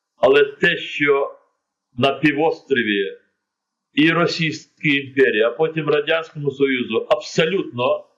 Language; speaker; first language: Ukrainian; non-native, local second language; Crimean Tatar